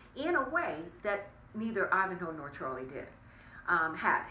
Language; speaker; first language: English; native; English